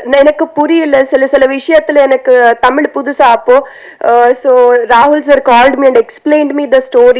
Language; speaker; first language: Tamil; non-native, learner; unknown